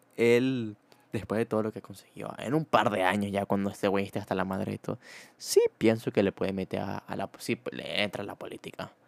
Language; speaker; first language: Spanish; native; Spanish